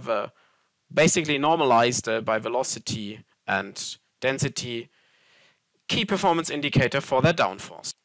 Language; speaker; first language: English; non-native, fluent; German